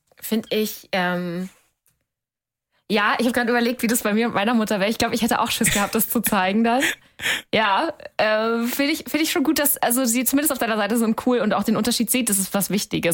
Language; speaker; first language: German; native; German